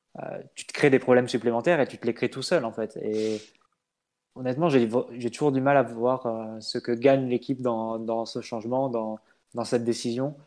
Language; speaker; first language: French; native; French